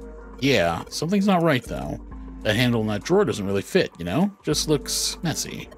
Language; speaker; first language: English; native; English